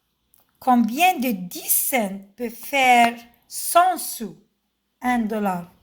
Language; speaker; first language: French; non-native, fluent; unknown